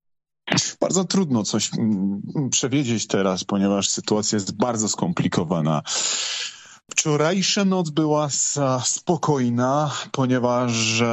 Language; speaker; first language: Polish; non-native, fluent; Georgian